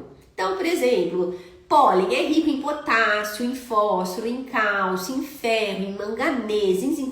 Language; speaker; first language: Portuguese; native; Portuguese